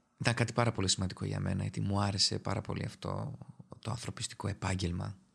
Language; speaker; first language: Greek; early bilingual, other home language; Albanian